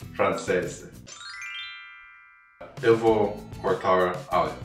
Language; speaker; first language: Portuguese; non-native, learner; English